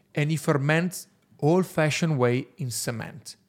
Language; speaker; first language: English; non-native, fluent; Italian